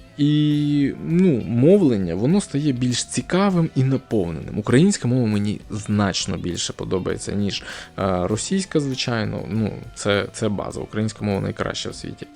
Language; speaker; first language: Ukrainian; non-native, local second language; Russian